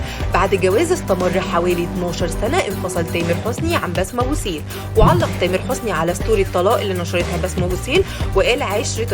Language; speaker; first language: Arabic; native; Arabic